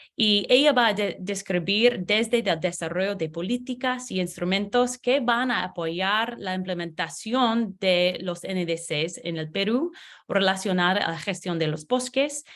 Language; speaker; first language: Spanish; non-native, learner; English